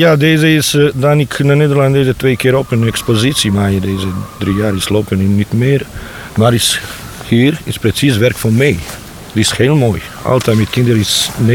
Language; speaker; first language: Dutch; non-native, learner; Bosnian